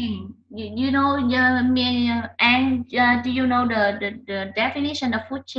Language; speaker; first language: English; non-native, learner; Vietnamese